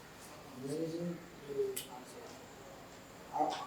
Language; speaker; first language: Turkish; non-native, learner; Urdu